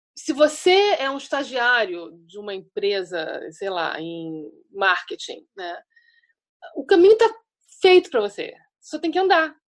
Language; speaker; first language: Portuguese; native; Portuguese